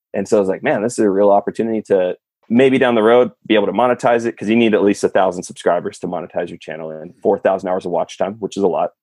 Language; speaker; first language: English; native; English